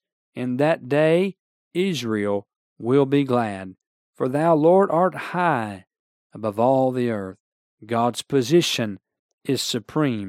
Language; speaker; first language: English; native; English